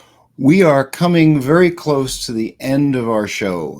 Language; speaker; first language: English; native; English